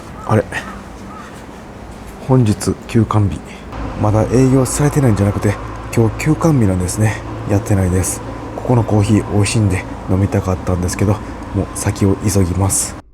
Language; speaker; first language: Japanese; native; Japanese